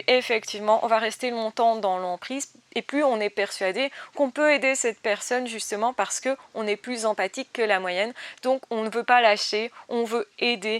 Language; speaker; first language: French; native; French